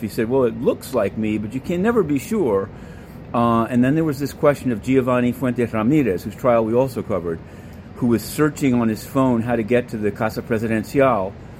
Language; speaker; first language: English; native; English